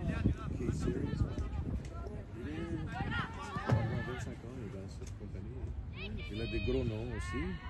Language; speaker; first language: French; non-native, fluent; English